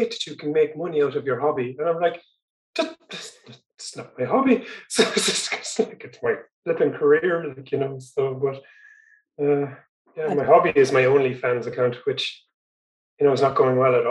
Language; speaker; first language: English; native; English